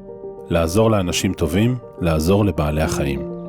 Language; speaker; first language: Hebrew; native; Hebrew